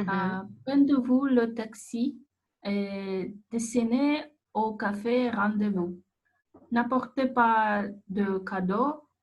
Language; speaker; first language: French; non-native, learner; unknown